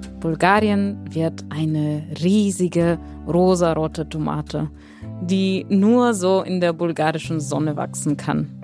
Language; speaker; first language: German; non-native, fluent; Bulgarian